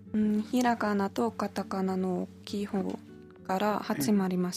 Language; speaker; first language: Japanese; non-native, learner; German